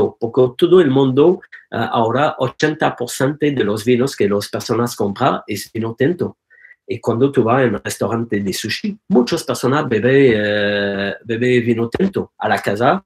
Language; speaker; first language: Spanish; non-native, learner; French